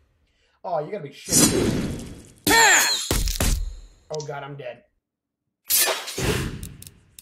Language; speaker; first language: English; native; English